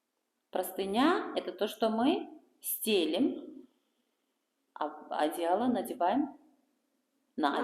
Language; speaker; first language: Russian; non-native, local second language; Kara-Kalpak